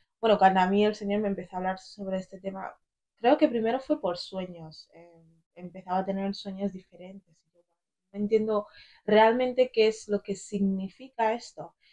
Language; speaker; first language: Spanish; early bilingual, other home language; English